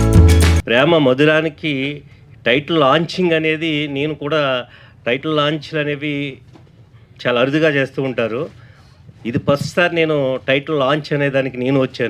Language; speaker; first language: Telugu; native; Telugu